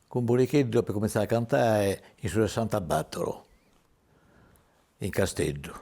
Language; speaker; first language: Italian; non-native, local second language; Sardinian